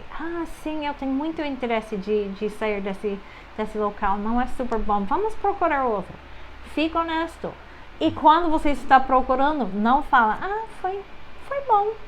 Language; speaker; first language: Portuguese; non-native, fluent; English